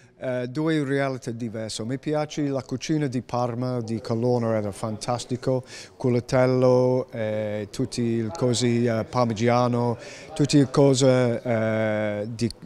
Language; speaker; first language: Italian; non-native, learner; English